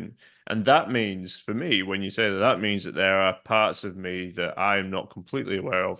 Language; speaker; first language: English; native; English